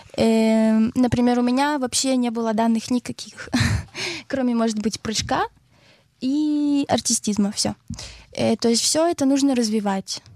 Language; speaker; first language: Russian; native; Russian